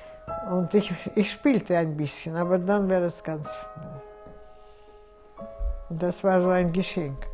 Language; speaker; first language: German; non-native, fluent; Russian